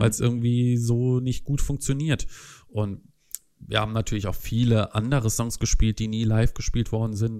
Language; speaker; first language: German; native; German